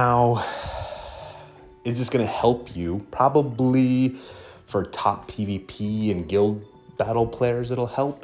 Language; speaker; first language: English; native; English